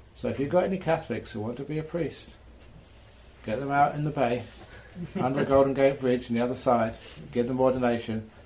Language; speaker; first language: English; native; English